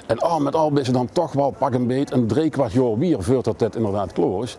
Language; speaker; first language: Dutch; native; Dutch